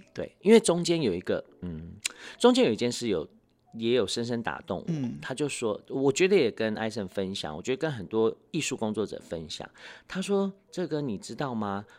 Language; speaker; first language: Chinese; non-native, local second language; Hakka Chinese